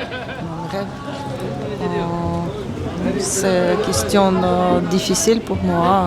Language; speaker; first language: French; non-native, learner; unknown